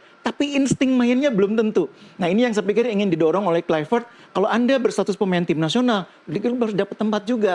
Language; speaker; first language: Indonesian; native; Indonesian